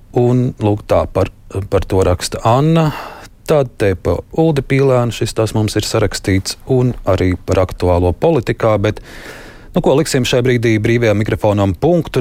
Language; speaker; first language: Latvian; native; Latvian